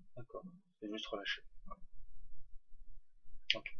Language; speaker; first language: French; native; French